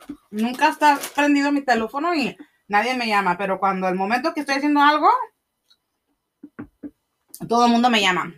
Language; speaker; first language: Spanish; early bilingual, heritage; Spanish